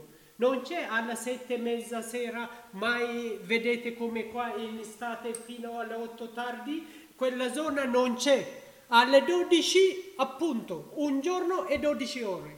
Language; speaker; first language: Italian; non-native, learner; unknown